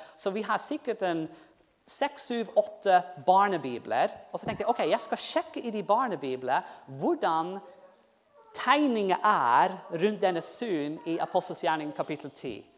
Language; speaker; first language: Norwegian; non-native, fluent; English